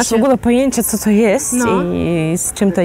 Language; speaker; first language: Polish; non-native, fluent; Ukrainian